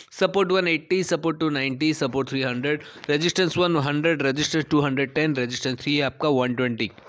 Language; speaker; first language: Hindi; native; Hindi